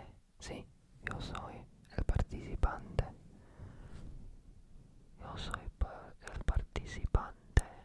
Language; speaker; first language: Spanish; non-native, learner; Polish